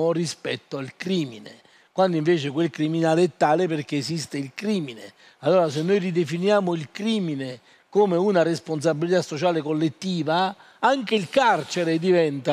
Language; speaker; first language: Italian; native; Italian